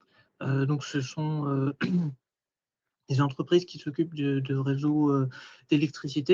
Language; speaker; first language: French; native; French